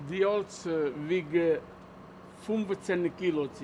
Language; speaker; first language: German; non-native, learner; Italian